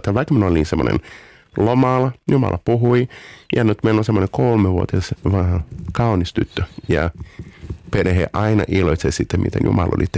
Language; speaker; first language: Finnish; non-native, fluent; Portuguese